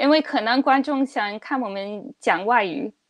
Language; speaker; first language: Chinese; non-native, fluent; English